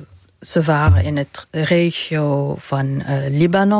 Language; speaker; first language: Dutch; non-native, fluent; Arabic